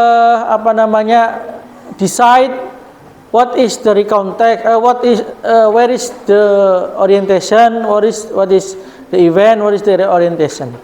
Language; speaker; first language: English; non-native, learner; Indonesian